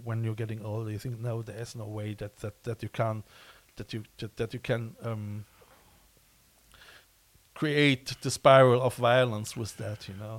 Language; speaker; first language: English; non-native, fluent; German